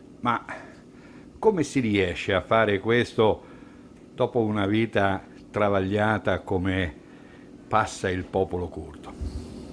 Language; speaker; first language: Italian; native; Italian